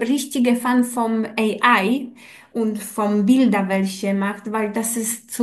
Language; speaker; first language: German; non-native, learner; Polish